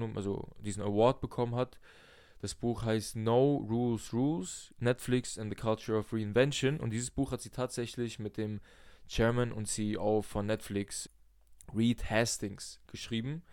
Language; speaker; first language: German; early bilingual, other home language; Russian